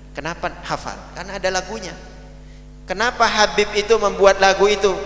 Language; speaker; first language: Indonesian; non-native, local second language; Madurese